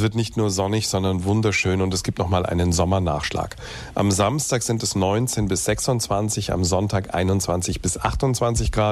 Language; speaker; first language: German; native; German